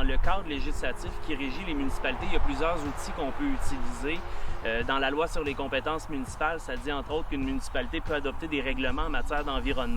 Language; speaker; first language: French; native; French